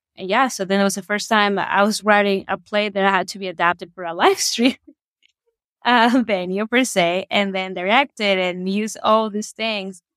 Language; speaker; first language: English; non-native, fluent; Spanish